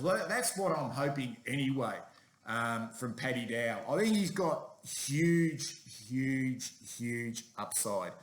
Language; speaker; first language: English; native; English